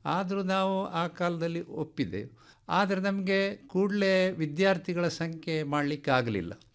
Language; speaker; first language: Kannada; non-native, local second language; Konkani